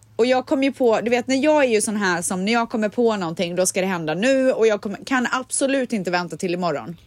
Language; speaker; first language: Swedish; native; Swedish